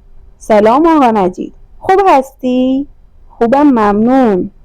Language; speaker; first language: Persian; non-native, fluent; Urdu